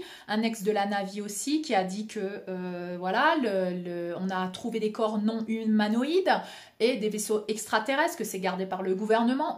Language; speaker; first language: French; native; French